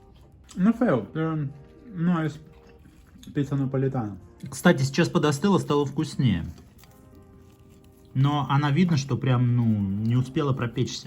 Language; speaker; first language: Russian; native; Russian